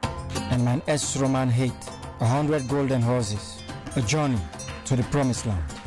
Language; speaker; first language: Dutch; non-native, learner; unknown